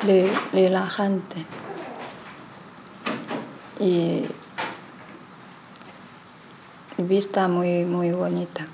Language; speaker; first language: Spanish; non-native, learner; Chinese